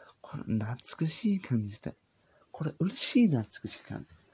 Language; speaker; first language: Japanese; non-native, learner; English